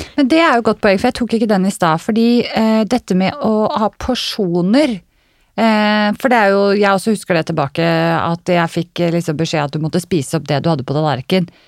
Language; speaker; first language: Norwegian; native; Norwegian